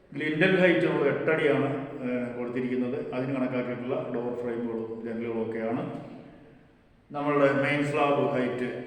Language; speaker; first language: Malayalam; native; Malayalam